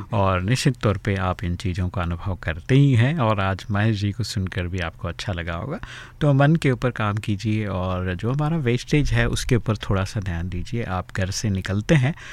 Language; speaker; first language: Hindi; native; Hindi